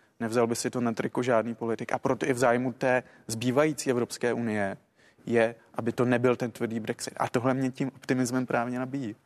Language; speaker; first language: Czech; native; Czech